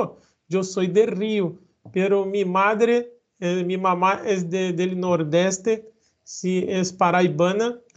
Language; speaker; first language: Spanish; non-native, learner; Portuguese